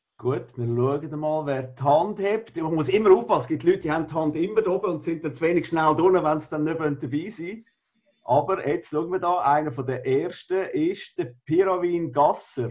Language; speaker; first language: German; native; German